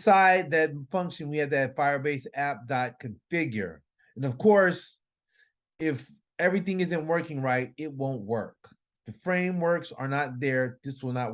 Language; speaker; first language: English; native; English